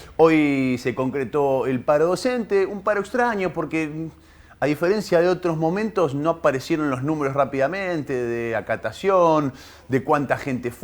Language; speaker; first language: Spanish; native; Spanish